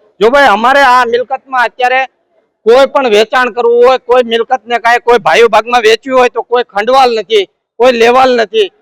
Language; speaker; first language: Gujarati; native; Gujarati